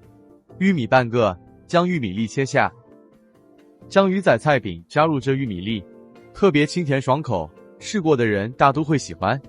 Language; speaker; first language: Chinese; native; Chinese